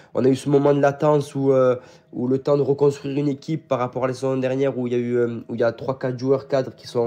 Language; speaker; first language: French; native; French